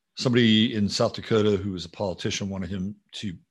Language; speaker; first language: English; native; English